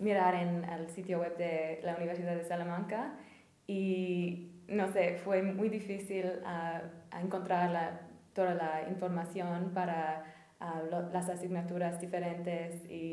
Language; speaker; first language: Spanish; non-native, fluent; English